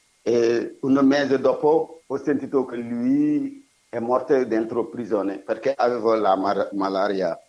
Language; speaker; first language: Italian; non-native, learner; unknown